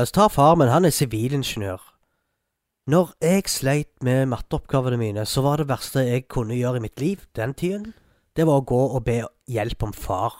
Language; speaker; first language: Norwegian; early bilingual, other home language; Arabic